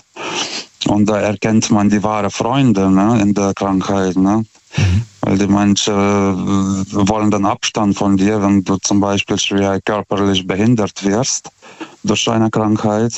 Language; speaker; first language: German; non-native, fluent; Lithuanian